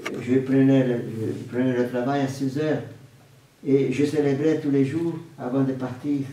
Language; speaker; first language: French; non-native, fluent; Portuguese